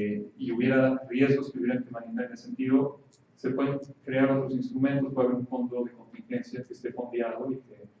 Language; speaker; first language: Spanish; native; Spanish